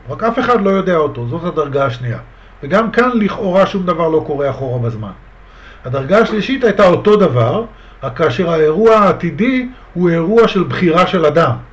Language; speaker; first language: Hebrew; native; Hebrew